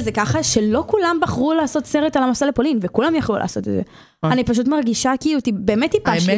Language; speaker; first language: Hebrew; native; Hebrew